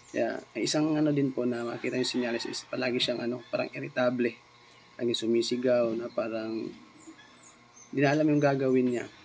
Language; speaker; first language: Filipino; non-native, local second language; Cebuano